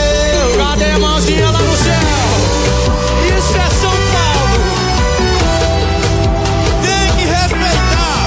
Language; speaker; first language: Portuguese; native; Portuguese